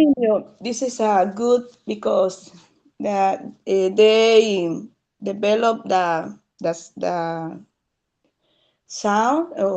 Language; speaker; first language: English; non-native, learner; Spanish